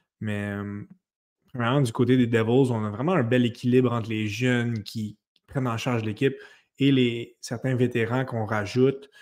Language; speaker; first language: French; native; French